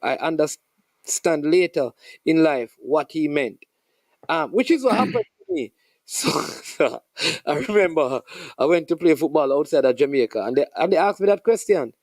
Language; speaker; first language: English; non-native, local second language; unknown